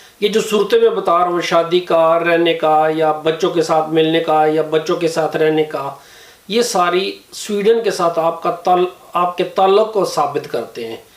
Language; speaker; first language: Urdu; non-native, local second language; Punjabi